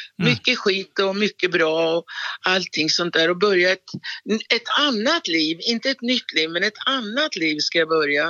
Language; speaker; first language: Swedish; native; Swedish